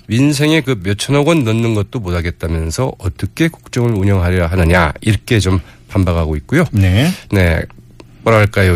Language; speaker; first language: Korean; native; Korean